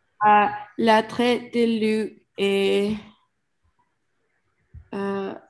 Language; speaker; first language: French; non-native, learner; English